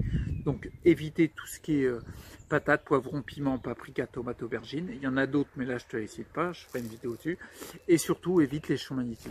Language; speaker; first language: French; native; French